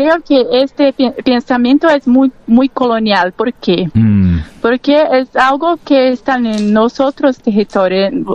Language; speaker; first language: Spanish; non-native, learner; Portuguese